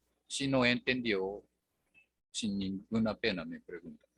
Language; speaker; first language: Spanish; non-native, fluent; Japanese